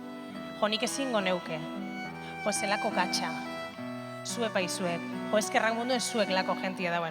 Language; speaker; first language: Basque; native; Basque